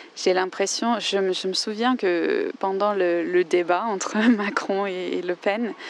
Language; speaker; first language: French; non-native, fluent; English